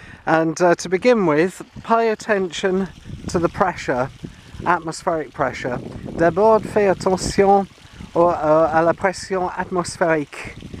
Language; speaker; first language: English; native; English